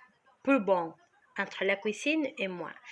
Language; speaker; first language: French; non-native, learner; Spanish